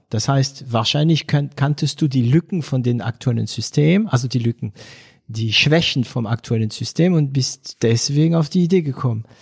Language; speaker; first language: German; non-native, fluent; French